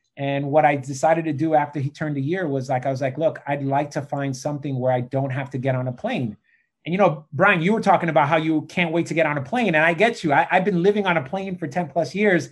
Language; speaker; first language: English; native; English